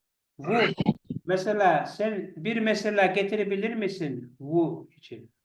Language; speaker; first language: Turkish; non-native, learner; Chechen